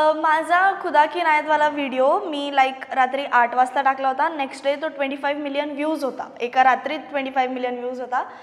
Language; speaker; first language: Marathi; non-native, local second language; Malayalam